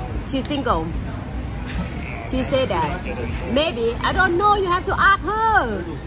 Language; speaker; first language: English; non-native, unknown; Thai